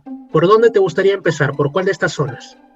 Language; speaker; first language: Spanish; native; Spanish